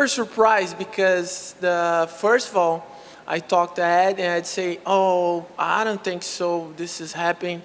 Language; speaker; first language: English; non-native, local second language; Portuguese